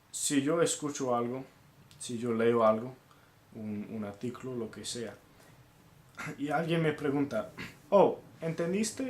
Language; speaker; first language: Spanish; non-native, fluent; English